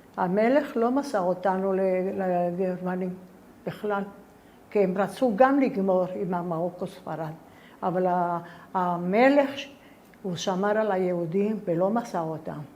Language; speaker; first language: Hebrew; early bilingual, other home language; Spanish